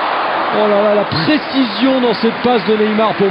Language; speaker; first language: French; native; French